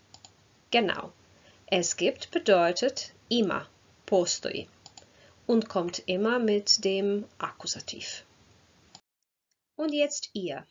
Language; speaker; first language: German; non-native, fluent; Croatian